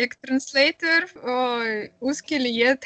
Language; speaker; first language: Hindi; non-native, learner; Russian